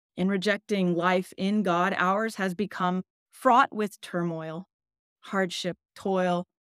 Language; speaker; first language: English; early bilingual, other home language; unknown